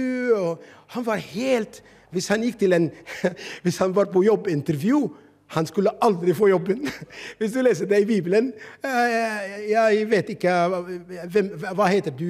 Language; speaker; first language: Norwegian; non-native, fluent; Arabic